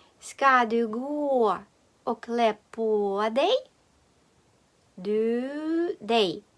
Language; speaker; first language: Swedish; non-native, learner; Ukrainian